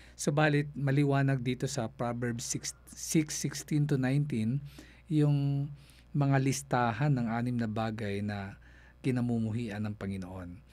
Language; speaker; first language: Filipino; non-native, local second language; Cebuano